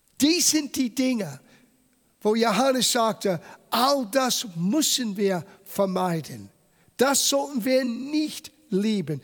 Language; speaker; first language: German; non-native, fluent; English